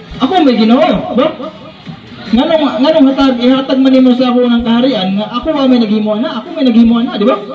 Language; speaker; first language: Cebuano; native; Cebuano